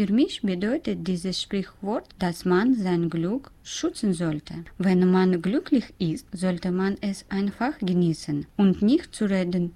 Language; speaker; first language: German; non-native, learner; Russian